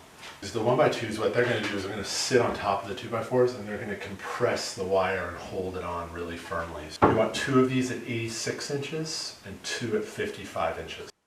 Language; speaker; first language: English; native; English